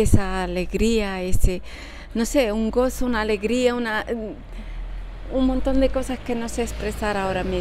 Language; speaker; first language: Spanish; early bilingual, heritage; Spanish